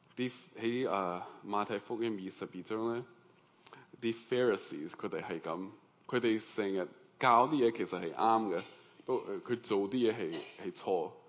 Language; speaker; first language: Cantonese; early bilingual, heritage; Cantonese